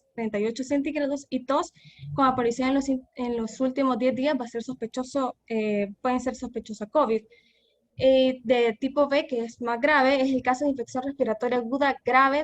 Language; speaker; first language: Spanish; native; Spanish